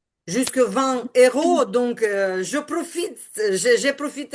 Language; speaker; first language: French; non-native, learner; Ukrainian